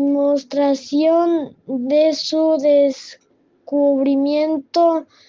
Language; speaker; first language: Spanish; non-native, learner; French